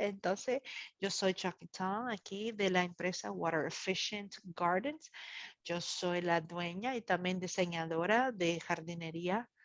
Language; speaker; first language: Spanish; non-native, fluent; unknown